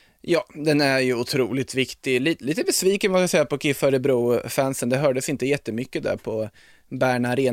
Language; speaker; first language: Swedish; native; Swedish